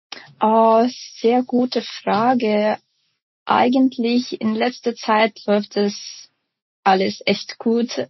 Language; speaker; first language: German; non-native, fluent; Ukrainian